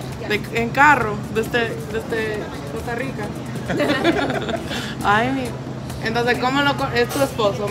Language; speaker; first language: Spanish; non-native, fluent; English